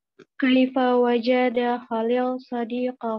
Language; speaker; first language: Arabic; non-native, learner; Indonesian